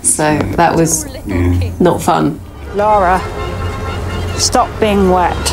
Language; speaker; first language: English; native; English